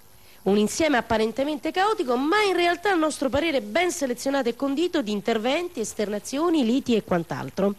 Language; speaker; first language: Italian; native; Italian